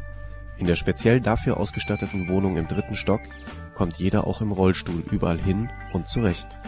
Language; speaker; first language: German; native; German